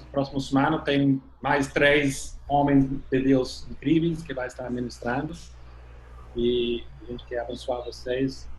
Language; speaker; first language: Portuguese; non-native, fluent; English